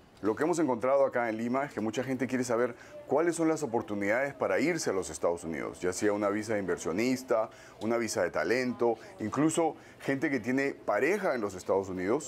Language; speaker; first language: Spanish; native; Spanish